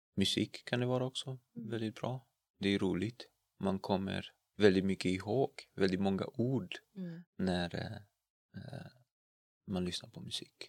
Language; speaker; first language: Swedish; non-native, fluent; Romanian